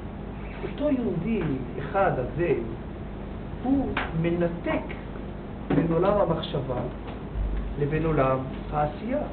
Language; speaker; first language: Hebrew; native; Hebrew